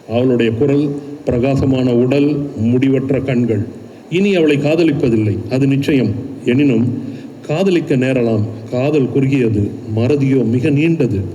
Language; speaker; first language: Tamil; native; Tamil